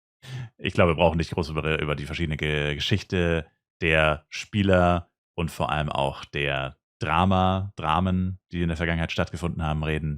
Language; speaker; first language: German; native; German